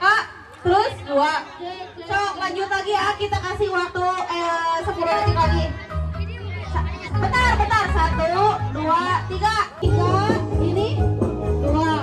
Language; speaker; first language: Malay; non-native, local second language; Sundanese